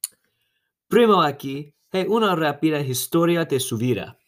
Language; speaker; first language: Spanish; non-native, learner; English